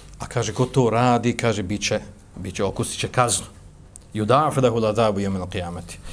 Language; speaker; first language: Bosnian; native; Bosnian